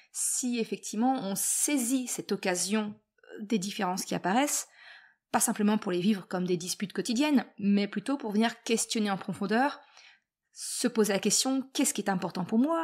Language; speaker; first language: French; native; French